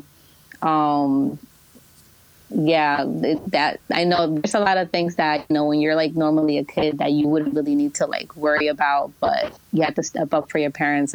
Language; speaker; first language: English; early bilingual, other home language; Spanish